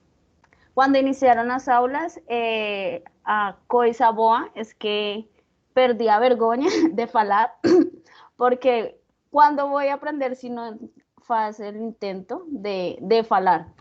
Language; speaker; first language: Portuguese; non-native, learner; Spanish